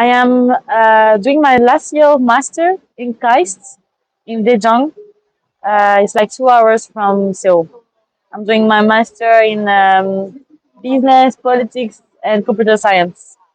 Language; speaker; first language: English; non-native, fluent; French